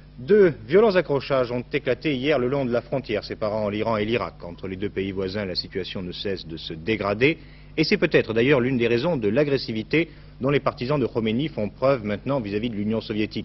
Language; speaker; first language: French; native; French